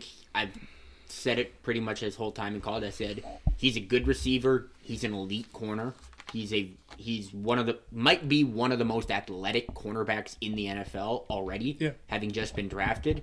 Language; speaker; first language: English; native; English